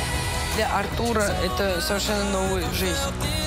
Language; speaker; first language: Russian; non-native, fluent; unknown